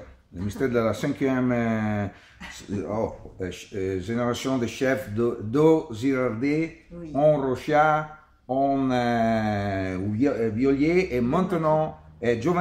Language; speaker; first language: French; non-native, learner; Italian